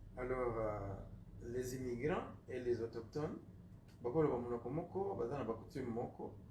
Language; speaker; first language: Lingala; non-native, fluent; Kinyarwanda